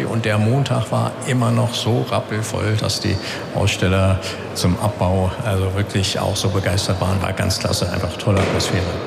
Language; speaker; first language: German; native; German